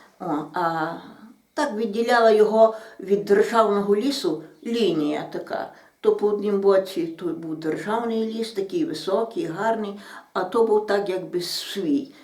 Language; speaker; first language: Ukrainian; native; Ukrainian